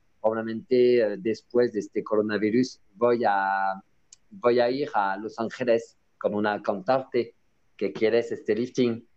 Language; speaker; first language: Spanish; non-native, learner; French